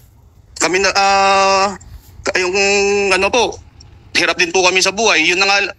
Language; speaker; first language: Filipino; native; Filipino